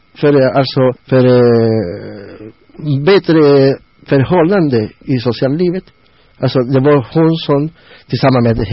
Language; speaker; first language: Swedish; non-native, learner; Spanish